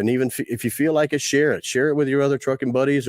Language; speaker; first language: English; native; English